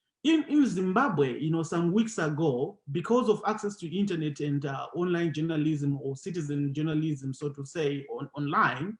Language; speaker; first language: English; non-native, local second language; Shona